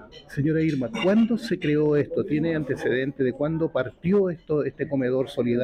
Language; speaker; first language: Spanish; native; Spanish